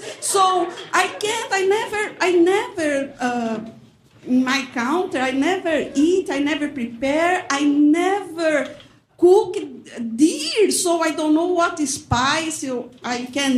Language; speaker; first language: English; non-native, learner; Portuguese